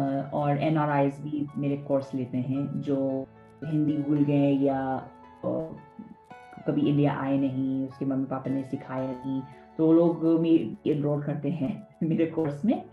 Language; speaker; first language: Hindi; non-native, fluent; English